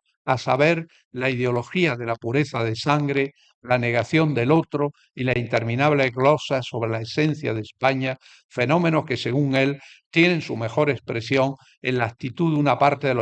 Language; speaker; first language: Spanish; native; Spanish